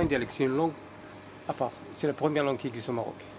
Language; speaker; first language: French; non-native, local second language; Berber languages